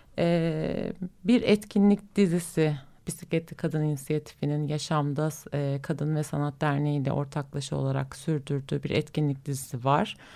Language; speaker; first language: Turkish; native; Turkish